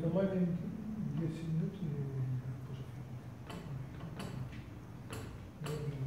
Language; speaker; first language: Italian; non-native, fluent; Spanish